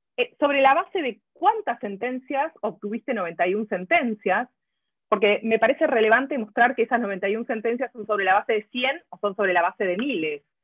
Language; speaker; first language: Spanish; native; Spanish